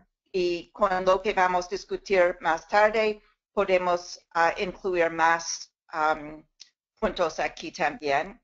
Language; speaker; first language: Spanish; non-native, fluent; English